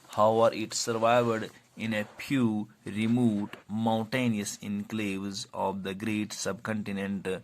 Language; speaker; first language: English; non-native, local second language; Urdu